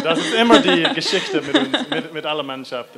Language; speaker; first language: German; non-native, learner; English